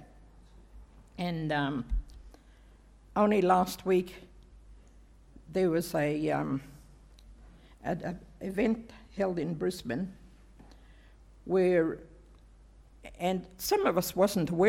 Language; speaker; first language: English; native; English